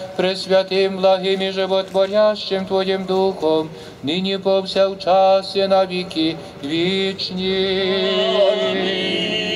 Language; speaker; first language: Ukrainian; native; Ukrainian